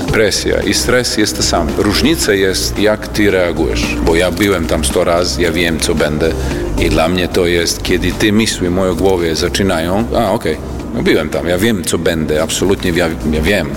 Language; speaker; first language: Polish; non-native, fluent; Serbian